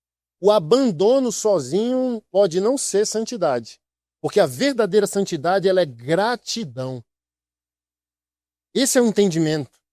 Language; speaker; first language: Portuguese; native; Portuguese